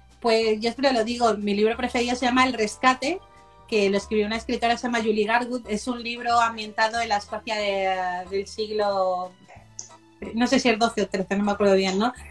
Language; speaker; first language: Spanish; native; Spanish